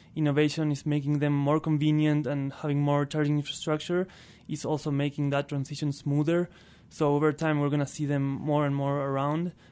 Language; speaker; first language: English; non-native, fluent; Spanish